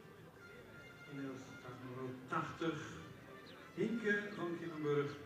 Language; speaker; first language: Dutch; native; Dutch